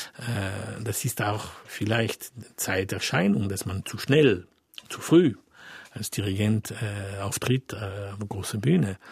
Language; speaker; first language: German; non-native, fluent; French